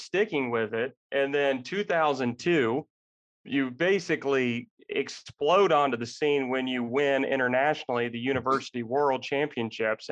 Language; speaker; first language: English; native; English